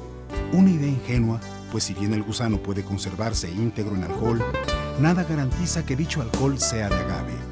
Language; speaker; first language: Spanish; native; Spanish